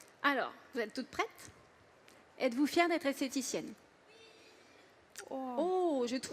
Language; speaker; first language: French; native; French